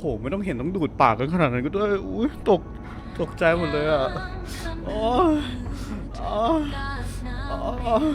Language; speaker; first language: Thai; native; Thai